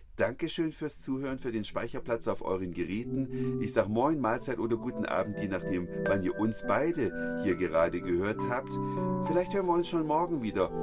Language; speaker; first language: German; native; German